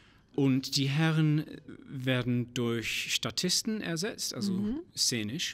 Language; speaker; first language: German; non-native, fluent; English